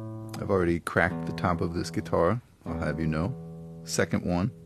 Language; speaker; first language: English; native; English